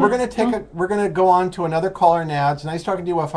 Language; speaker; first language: English; native; English